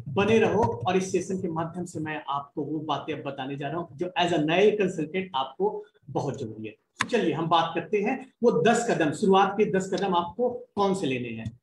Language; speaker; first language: Hindi; native; Hindi